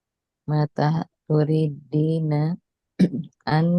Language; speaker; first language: Arabic; non-native, learner; Indonesian